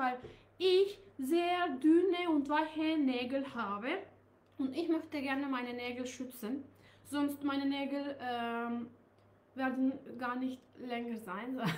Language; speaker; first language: German; non-native, learner; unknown